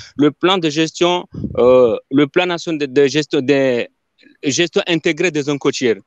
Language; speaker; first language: French; non-native, local second language; Ngazidja Comorian